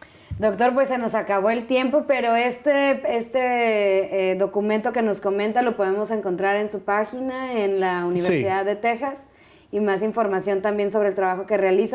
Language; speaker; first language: Spanish; native; Spanish